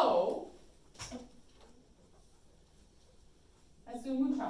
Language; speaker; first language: Spanish; non-native, fluent; English